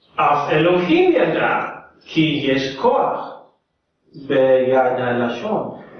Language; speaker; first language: Hebrew; non-native, learner; English